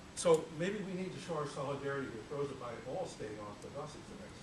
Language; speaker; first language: English; native; English